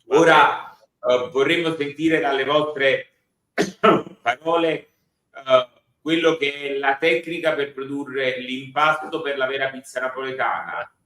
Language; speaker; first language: Italian; native; Italian